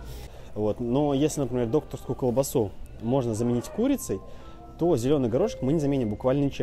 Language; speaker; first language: Russian; native; Russian